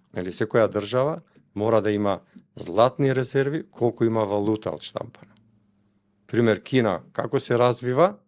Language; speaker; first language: Macedonian; non-native, local second language; Albanian